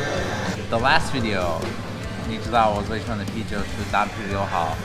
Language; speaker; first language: Chinese; non-native, learner; English